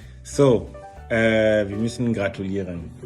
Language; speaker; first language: German; non-native, learner; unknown